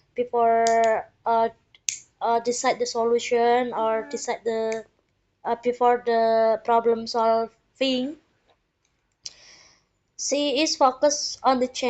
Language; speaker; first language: English; non-native, fluent; Indonesian